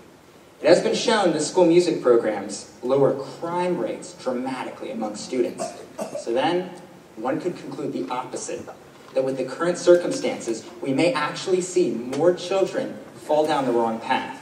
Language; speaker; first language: English; native; English